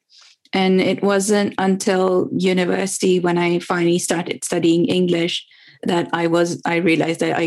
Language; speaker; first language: English; non-native, local second language; Urdu